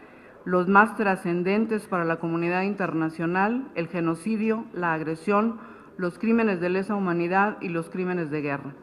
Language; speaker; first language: Spanish; native; Spanish